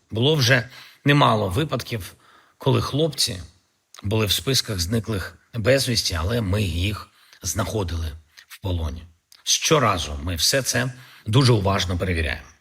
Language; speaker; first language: Ukrainian; native; Ukrainian